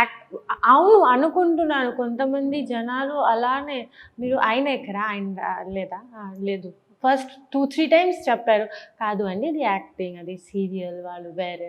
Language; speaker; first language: Telugu; non-native, learner; Bangla